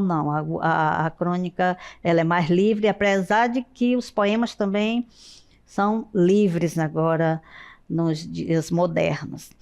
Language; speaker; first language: Portuguese; native; Portuguese